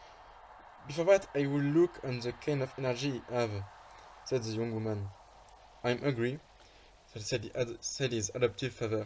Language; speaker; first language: English; non-native, fluent; French